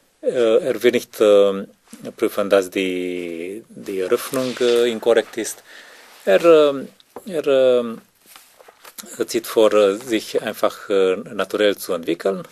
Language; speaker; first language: German; non-native, learner; Romanian